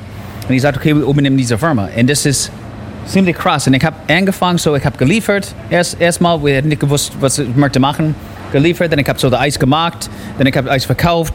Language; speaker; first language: German; non-native, fluent; English